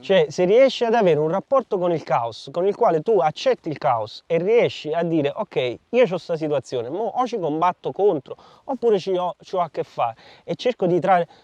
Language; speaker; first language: Italian; native; Italian